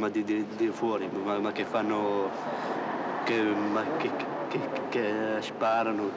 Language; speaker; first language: Italian; non-native, learner; French